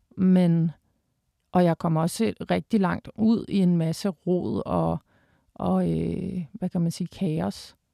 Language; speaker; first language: Danish; native; Danish